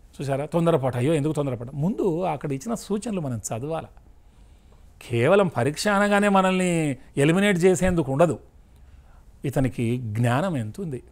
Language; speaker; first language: Telugu; native; Telugu